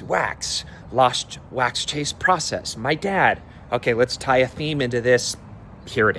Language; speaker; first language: English; native; English